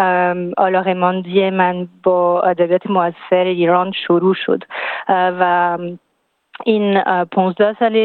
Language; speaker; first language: Persian; non-native, fluent; French